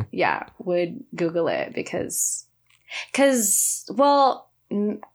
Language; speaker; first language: English; native; English